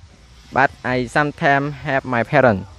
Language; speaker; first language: English; non-native, learner; Khmer